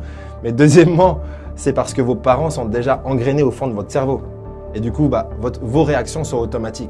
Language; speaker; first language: French; native; French